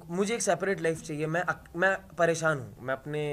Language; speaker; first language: Hindi; native; Hindi